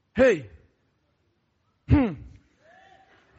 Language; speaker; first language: English; non-native, local second language; Yoruba